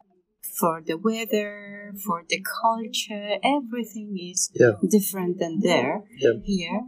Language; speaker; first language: English; non-native, learner; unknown